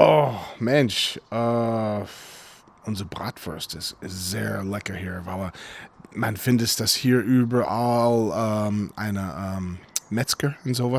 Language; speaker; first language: German; non-native, fluent; English